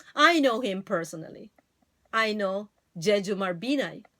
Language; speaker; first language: English; non-native, local second language; Filipino